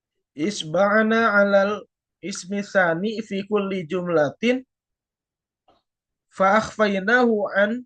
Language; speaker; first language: Arabic; non-native, fluent; Indonesian